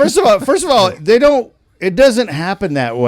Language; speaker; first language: English; native; English